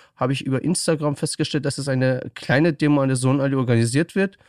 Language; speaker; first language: German; early bilingual, other home language; Persian